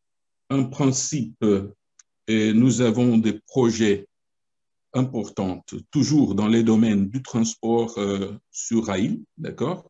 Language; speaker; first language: French; non-native, fluent; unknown